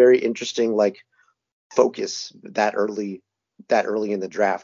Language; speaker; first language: English; native; English